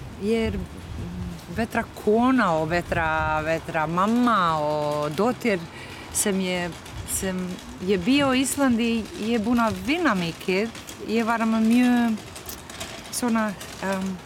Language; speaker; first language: Icelandic; non-native, learner; Albanian